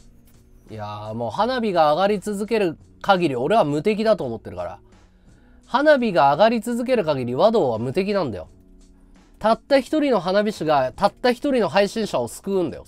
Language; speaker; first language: Japanese; native; Japanese